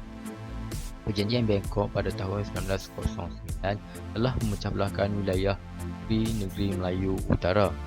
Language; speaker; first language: Malay; native; Malay